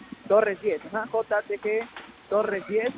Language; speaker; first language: Spanish; native; Spanish